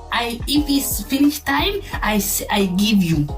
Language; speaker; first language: English; non-native, learner; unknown